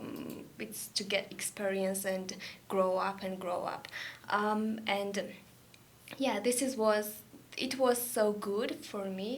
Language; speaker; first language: English; non-native, learner; Georgian